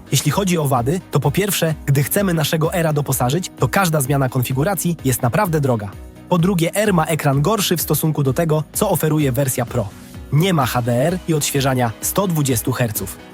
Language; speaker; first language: Polish; native; Polish